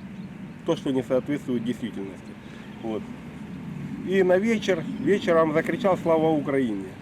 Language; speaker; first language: Russian; native; Russian